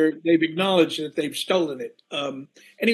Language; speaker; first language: English; native; English